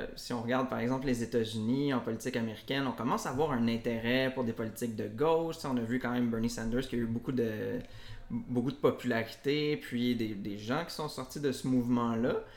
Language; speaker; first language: French; native; French